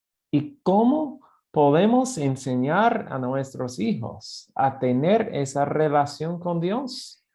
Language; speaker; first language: Spanish; non-native, fluent; English